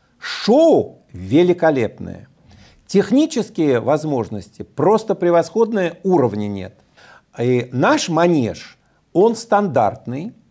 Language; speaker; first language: Russian; native; Russian